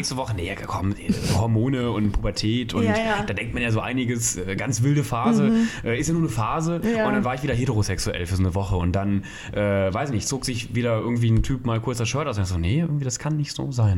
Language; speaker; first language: German; native; German